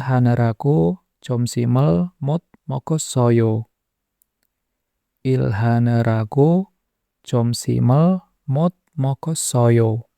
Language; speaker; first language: Korean; non-native, fluent; Indonesian